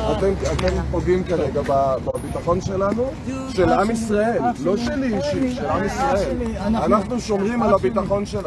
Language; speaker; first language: Hebrew; native; Hebrew